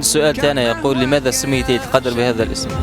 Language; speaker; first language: Arabic; native; Arabic